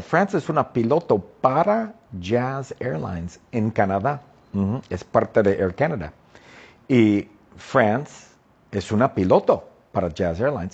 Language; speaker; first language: Spanish; non-native, fluent; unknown